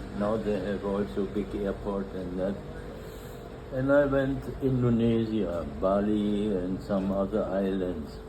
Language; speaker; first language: English; non-native, fluent; German